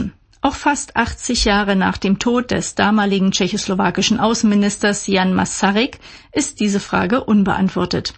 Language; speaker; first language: German; native; German